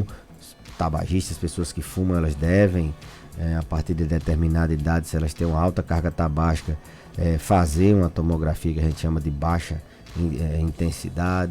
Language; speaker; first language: Portuguese; native; Portuguese